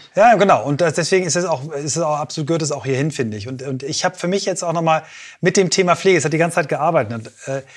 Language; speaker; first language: German; native; German